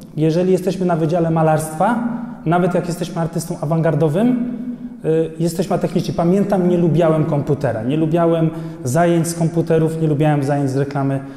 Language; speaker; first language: Polish; early bilingual, other home language; Albanian